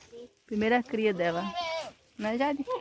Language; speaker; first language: Portuguese; native; Portuguese